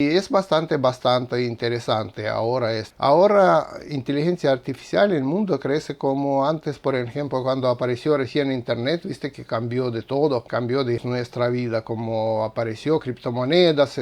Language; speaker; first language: Spanish; non-native, fluent; Russian